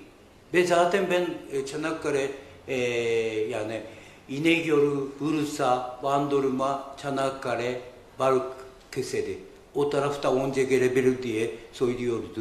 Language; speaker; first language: Turkish; non-native, learner; Japanese